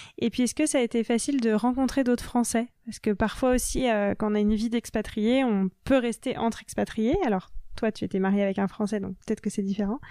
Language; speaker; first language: French; native; French